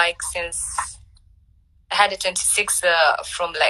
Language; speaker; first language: English; non-native, local second language; Swahili